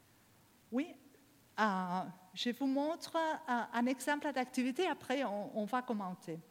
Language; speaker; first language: French; non-native, learner; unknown